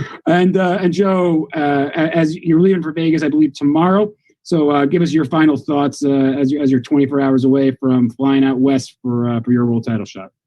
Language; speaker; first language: English; native; English